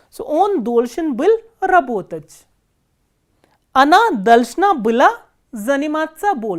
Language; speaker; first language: Russian; non-native, fluent; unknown